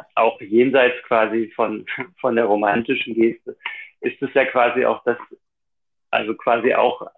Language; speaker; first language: German; native; German